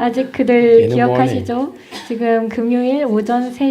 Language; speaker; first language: Korean; native; Korean